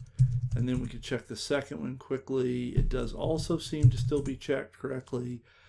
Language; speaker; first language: English; native; English